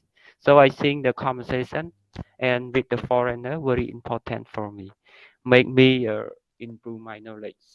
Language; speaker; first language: English; non-native, learner; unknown